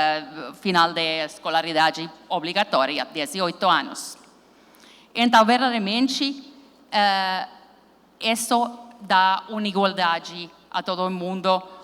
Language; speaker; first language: Portuguese; non-native, learner; Finnish